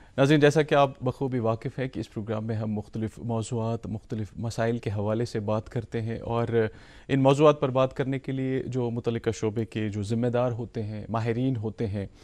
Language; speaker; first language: Hindi; non-native, local second language; Kashmiri